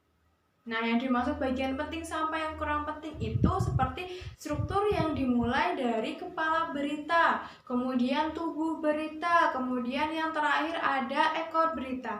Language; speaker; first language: Indonesian; native; Indonesian